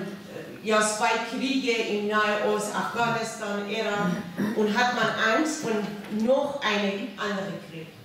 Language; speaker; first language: German; non-native, fluent; Persian